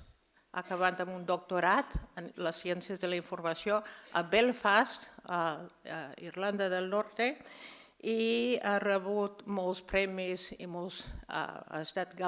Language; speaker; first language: Catalan; non-native, fluent; English